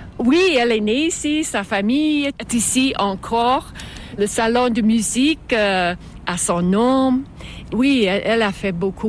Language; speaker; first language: French; non-native, fluent; English